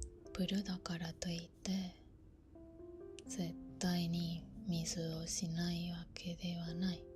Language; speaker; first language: Japanese; non-native, learner; Spanish